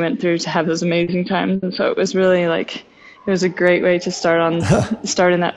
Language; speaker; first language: English; native; English